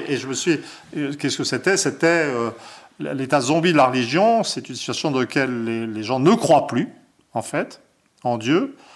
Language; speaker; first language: French; native; French